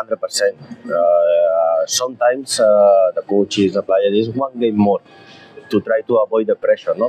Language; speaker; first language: English; non-native, fluent; Spanish